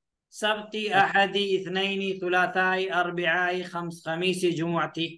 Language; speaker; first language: Arabic; non-native, fluent; Urdu